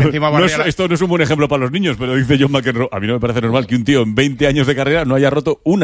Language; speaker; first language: Spanish; native; Spanish